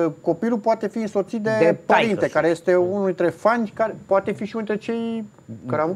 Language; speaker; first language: Romanian; native; Romanian